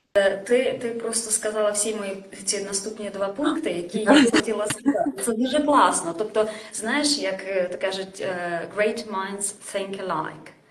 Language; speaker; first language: Ukrainian; native; Ukrainian